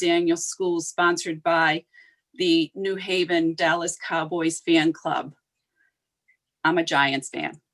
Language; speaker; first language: English; native; English